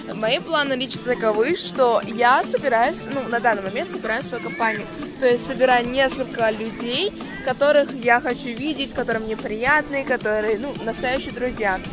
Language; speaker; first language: Russian; non-native, local second language; Azerbaijani